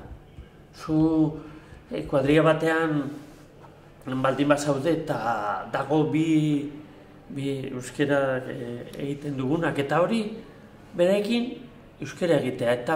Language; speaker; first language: Basque; non-native, local second language; Spanish